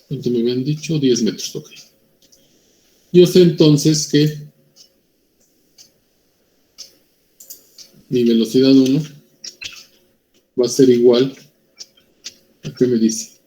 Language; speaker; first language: Spanish; native; Spanish